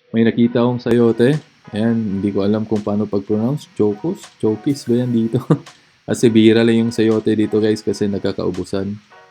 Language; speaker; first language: Filipino; native; Filipino